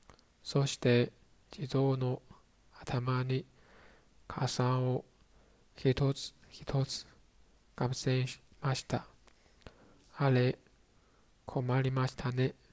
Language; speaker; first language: Japanese; non-native, learner; Chinese